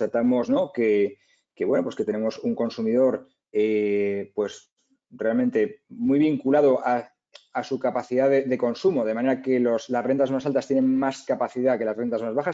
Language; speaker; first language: Spanish; native; Spanish